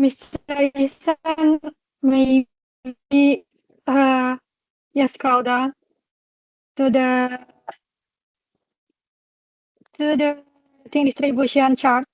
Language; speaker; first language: English; non-native, local second language; Indonesian